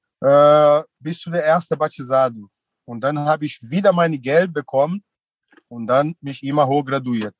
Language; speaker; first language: German; non-native, fluent; Portuguese